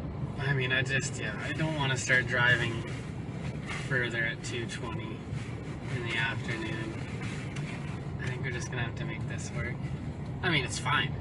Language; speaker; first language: English; native; English